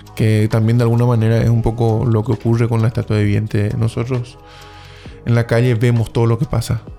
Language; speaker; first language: Spanish; native; Spanish